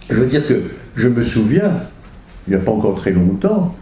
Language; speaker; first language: French; early bilingual, other home language; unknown